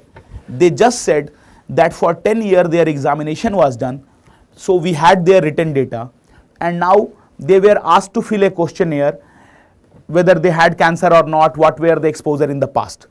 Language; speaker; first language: English; non-native, local second language; Hindi